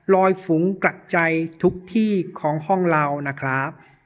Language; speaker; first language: Thai; non-native, learner; Chinese